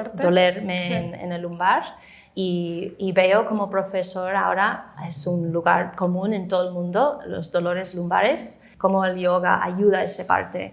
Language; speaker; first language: Spanish; non-native, fluent; English